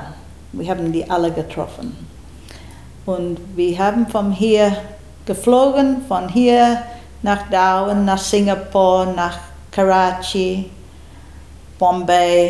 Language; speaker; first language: German; non-native, learner; English